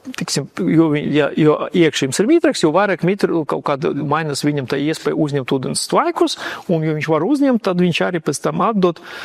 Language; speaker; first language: Latvian; non-native, local second language; Russian